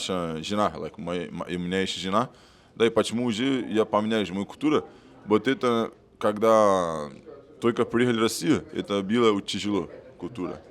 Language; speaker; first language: Russian; non-native, learner; Portuguese